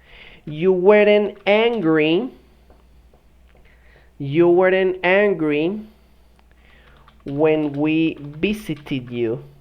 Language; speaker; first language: English; non-native, fluent; Spanish